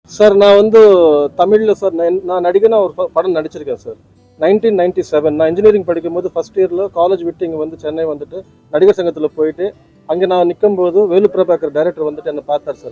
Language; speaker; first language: Tamil; non-native, local second language; Telugu